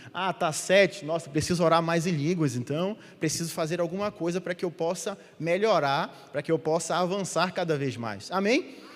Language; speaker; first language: Portuguese; native; Portuguese